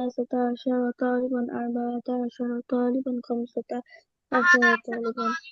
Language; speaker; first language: Arabic; non-native, learner; Bangla